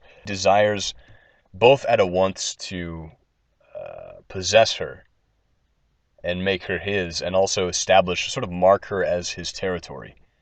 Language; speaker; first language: English; native; English